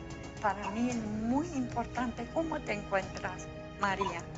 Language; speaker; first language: Spanish; non-native, fluent; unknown